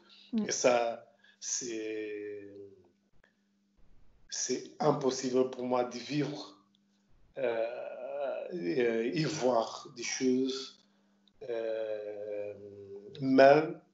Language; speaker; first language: French; non-native, local second language; Portuguese